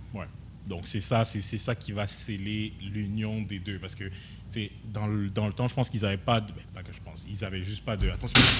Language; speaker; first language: French; early bilingual, other home language; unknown